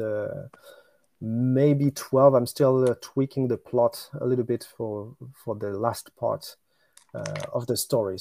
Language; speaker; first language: English; non-native, fluent; French